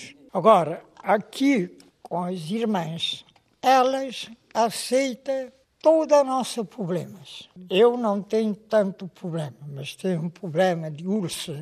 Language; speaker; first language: Portuguese; non-native, local second language; Kabuverdianu